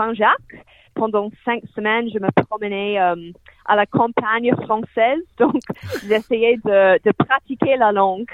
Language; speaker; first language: French; non-native, fluent; English